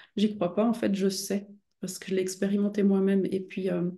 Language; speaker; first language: French; native; French